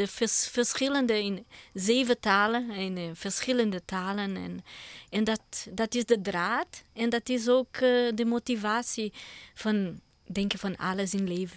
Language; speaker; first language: Dutch; non-native, learner; Portuguese